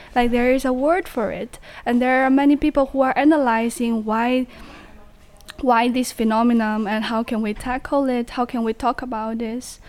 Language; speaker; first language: English; non-native, fluent; Chinese